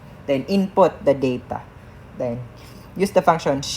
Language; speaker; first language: English; non-native, local second language; Cebuano